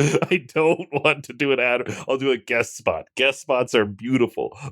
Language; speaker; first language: English; native; English